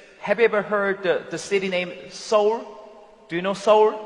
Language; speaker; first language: English; non-native, learner; Korean